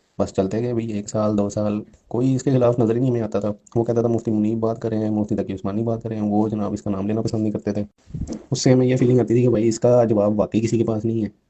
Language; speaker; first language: Urdu; non-native, local second language; Punjabi